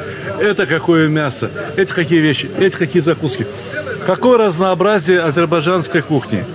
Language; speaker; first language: Russian; native; Russian